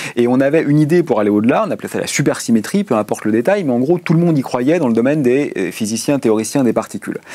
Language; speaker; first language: French; native; French